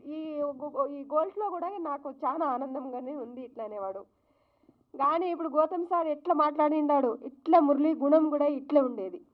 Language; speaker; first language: Telugu; non-native, local second language; Lambadi